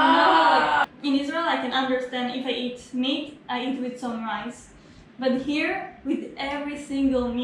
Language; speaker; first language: English; non-native, fluent; Hebrew